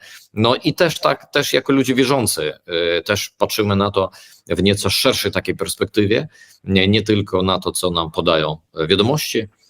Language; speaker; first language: Polish; early bilingual, heritage; Polish